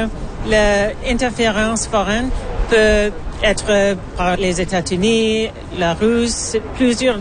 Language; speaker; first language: French; non-native, local second language; English